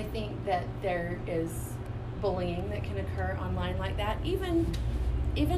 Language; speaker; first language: English; native; English